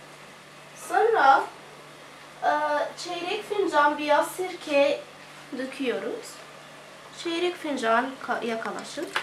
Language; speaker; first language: Turkish; non-native, learner; Arabic